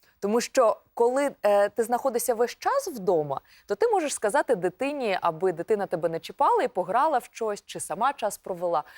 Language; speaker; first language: Ukrainian; native; Ukrainian